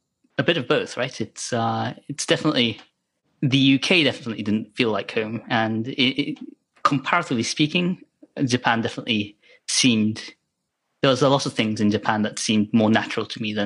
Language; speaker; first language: English; non-native, local second language; Japanese